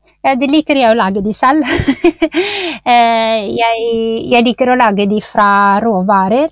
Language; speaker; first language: Norwegian; non-native, fluent; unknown